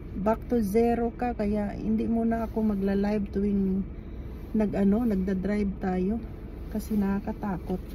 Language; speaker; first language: Filipino; non-native, local second language; Cebuano